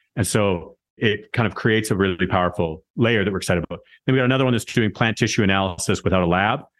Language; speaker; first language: English; native; English